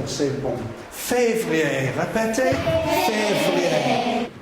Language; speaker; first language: French; non-native, fluent; English